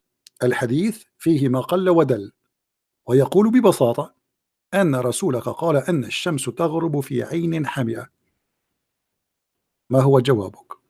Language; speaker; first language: Arabic; native; Arabic